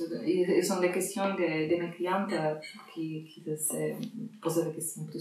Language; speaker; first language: French; non-native, fluent; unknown